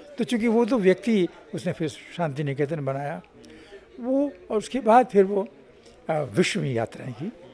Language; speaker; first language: Hindi; native; Hindi